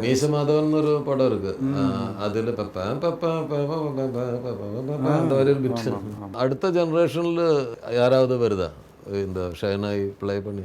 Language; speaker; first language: Tamil; non-native, fluent; Malayalam